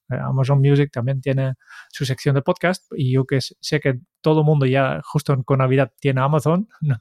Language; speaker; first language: Spanish; non-native, fluent; Dutch